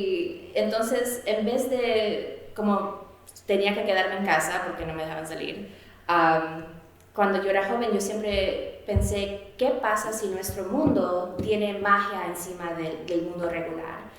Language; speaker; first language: Spanish; early bilingual, heritage; Spanish